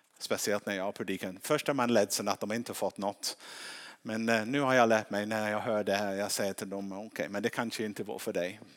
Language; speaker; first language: Swedish; non-native, fluent; English